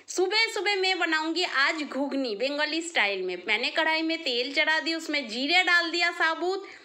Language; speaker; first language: Hindi; non-native, local second language; Bangla